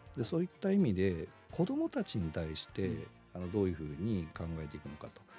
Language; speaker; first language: Japanese; native; Japanese